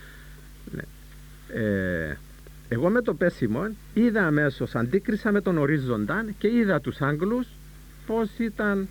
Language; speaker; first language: Greek; native; Greek